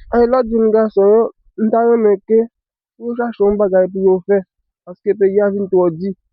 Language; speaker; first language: Haitian Creole; native; Haitian Creole